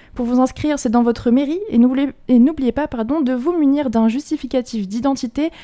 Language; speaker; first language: French; native; French